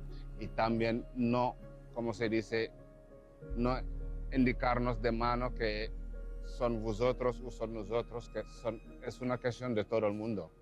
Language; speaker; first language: Spanish; non-native, fluent; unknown